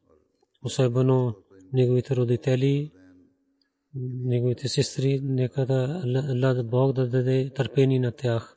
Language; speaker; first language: Bulgarian; non-native, learner; Urdu